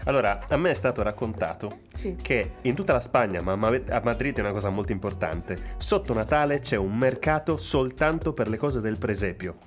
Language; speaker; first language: Italian; native; Italian